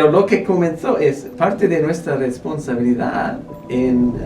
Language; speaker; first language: Spanish; non-native, fluent; English